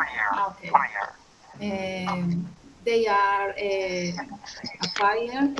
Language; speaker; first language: English; non-native, learner; Spanish